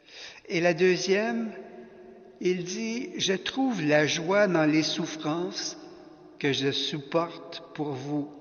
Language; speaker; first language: French; native; French